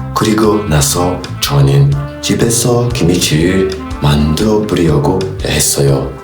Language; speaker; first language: Korean; non-native, learner; Kinyarwanda